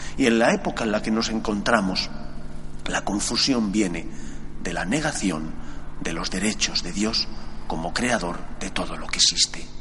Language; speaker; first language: Spanish; native; Spanish